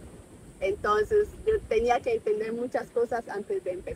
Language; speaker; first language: Spanish; non-native, fluent; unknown